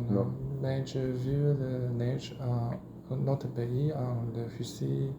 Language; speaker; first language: French; non-native, learner; Chinese